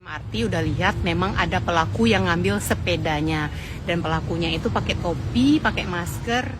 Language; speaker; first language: Indonesian; native; Indonesian